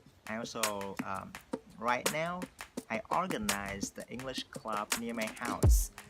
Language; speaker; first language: English; non-native, fluent; Vietnamese